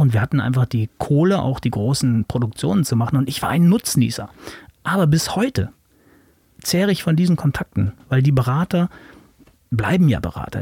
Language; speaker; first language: German; native; German